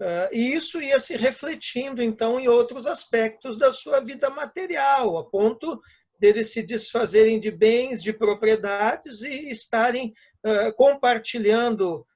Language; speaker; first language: Portuguese; native; Portuguese